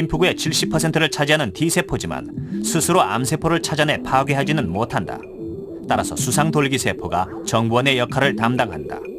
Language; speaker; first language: Korean; native; Korean